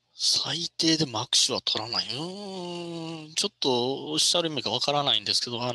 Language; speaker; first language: Japanese; native; Japanese